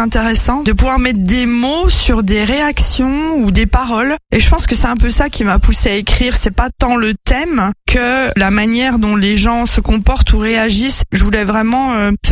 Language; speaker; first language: French; native; French